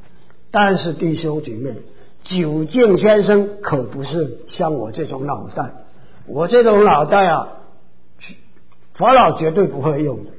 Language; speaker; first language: Chinese; native; Chinese